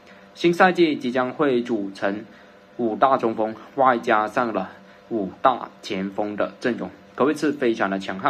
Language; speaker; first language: Chinese; native; Chinese